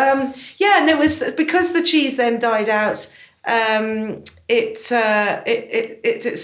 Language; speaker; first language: English; native; English